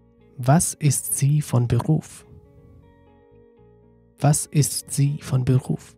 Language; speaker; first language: German; non-native, fluent; Nepali